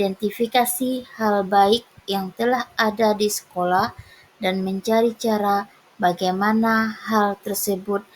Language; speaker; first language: Indonesian; native; Indonesian